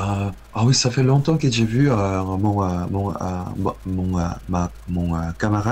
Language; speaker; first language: French; non-native, learner; Korean